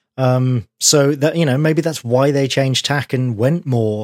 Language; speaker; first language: English; native; English